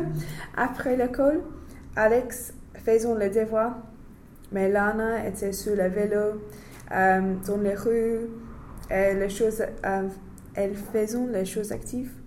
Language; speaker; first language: French; non-native, learner; English